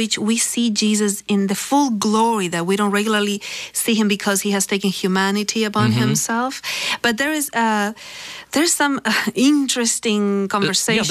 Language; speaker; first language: English; non-native, fluent; Spanish